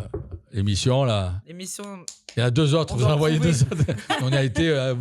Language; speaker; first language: French; native; French